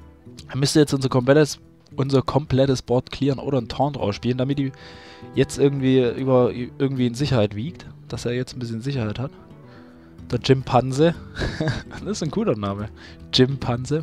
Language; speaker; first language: German; native; German